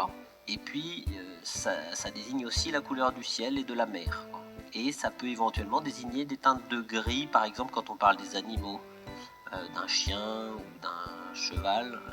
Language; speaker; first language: French; native; French